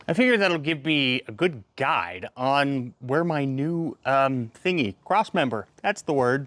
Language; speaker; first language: English; native; English